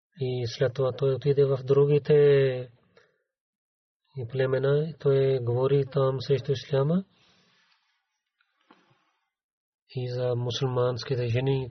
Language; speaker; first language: Bulgarian; non-native, learner; Urdu